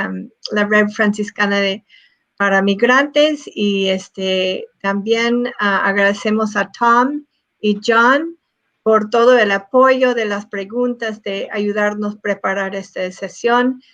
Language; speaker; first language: Spanish; non-native, fluent; English